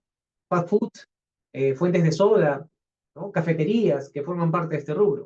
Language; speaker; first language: Spanish; native; Spanish